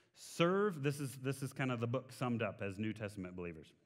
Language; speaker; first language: English; native; English